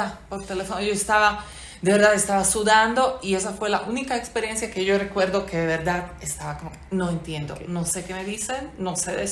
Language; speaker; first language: Spanish; non-native, fluent; Slovak